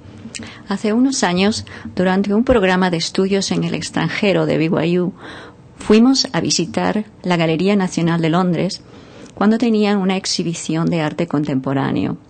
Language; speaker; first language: Spanish; native; Spanish